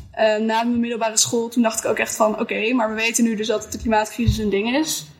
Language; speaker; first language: Dutch; native; Dutch